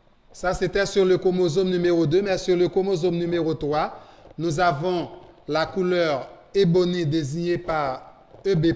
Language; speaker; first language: French; non-native, local second language; Haitian Creole